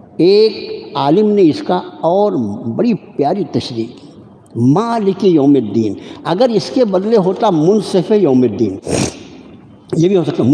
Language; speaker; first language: Urdu; native; Urdu